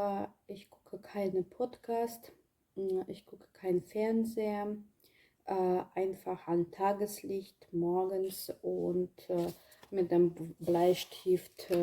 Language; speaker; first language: German; non-native, learner; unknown